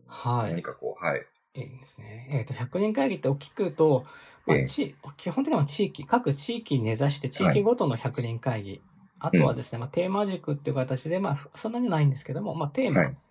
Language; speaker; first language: Japanese; native; Japanese